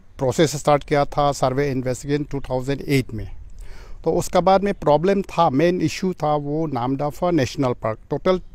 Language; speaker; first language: Hindi; non-native, local second language; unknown